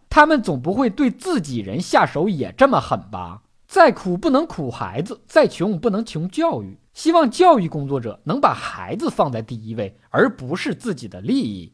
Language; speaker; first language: Chinese; native; Chinese